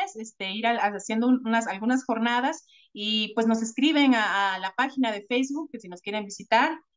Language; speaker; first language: Spanish; native; Spanish